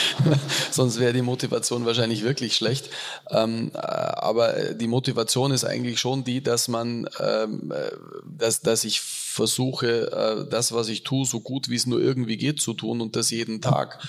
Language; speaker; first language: German; native; German